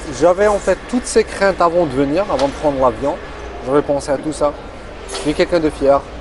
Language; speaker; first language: French; non-native, local second language; Arabic